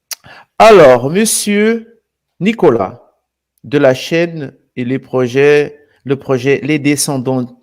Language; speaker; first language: French; non-native, fluent; Portuguese